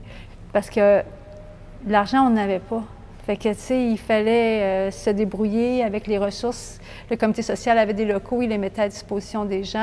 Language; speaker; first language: French; native; French